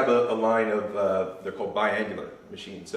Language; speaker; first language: English; native; English